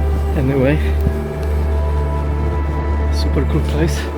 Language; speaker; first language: English; non-native, fluent; Polish